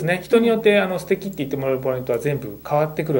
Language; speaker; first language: Japanese; native; Japanese